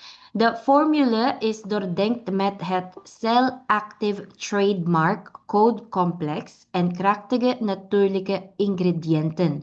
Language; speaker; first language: Dutch; non-native, learner; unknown